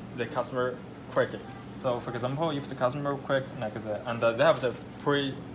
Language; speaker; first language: English; non-native, learner; Chinese